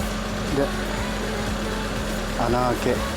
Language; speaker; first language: Japanese; native; Japanese